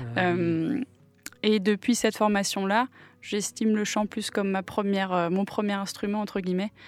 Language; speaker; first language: French; non-native, local second language; English